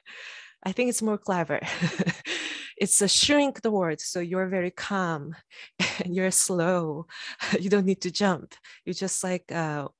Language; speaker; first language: English; non-native, fluent; Korean